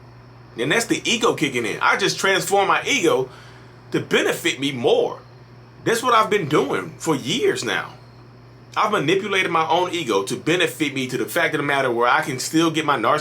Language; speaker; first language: English; native; English